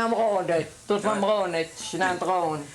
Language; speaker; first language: Irish; native; Irish